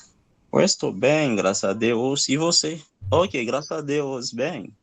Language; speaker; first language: Portuguese; non-native, learner; Haitian Creole